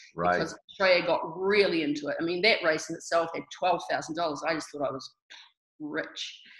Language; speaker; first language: English; native; English